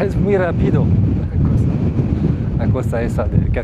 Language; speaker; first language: Spanish; non-native, learner; French